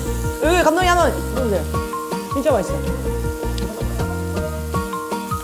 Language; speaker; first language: Korean; native; Korean